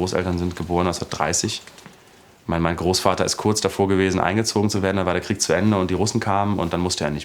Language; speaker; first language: German; native; German